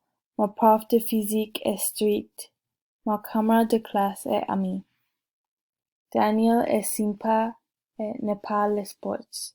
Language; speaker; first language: French; non-native, learner; English